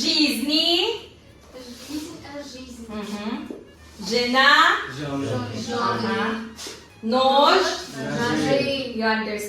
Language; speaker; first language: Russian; non-native, learner; Filipino